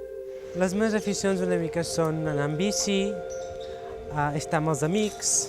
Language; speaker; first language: Catalan; early bilingual, other home language; Georgian